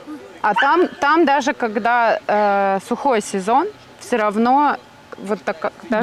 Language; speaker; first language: Russian; native; Russian